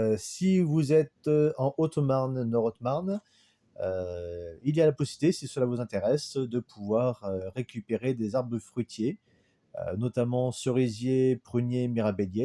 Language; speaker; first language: French; native; French